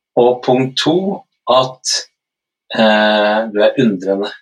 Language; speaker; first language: Norwegian; native; Norwegian